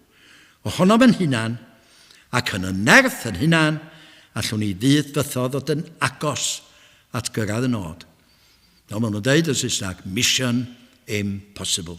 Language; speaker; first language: Welsh; native; Welsh